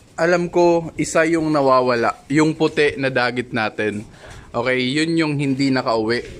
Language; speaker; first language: Filipino; native; Filipino